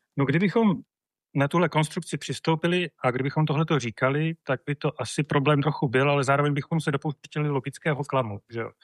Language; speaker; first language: Czech; native; Czech